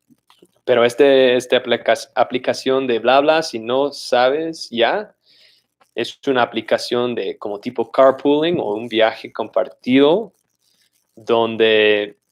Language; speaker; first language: Spanish; non-native, fluent; English